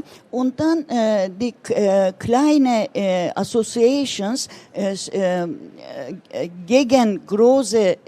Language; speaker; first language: German; non-native, learner; Turkish